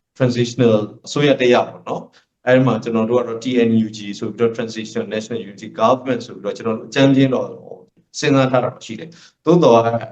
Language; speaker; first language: Burmese; non-native, local second language; S'gaw Karen